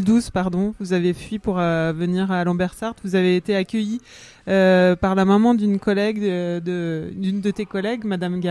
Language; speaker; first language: French; native; French